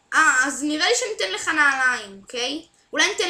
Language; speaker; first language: Hebrew; native; Hebrew